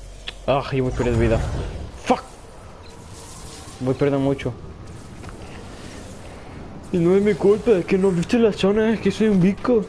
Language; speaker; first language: Spanish; non-native, learner; English